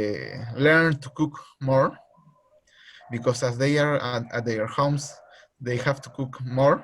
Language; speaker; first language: English; non-native, learner; Spanish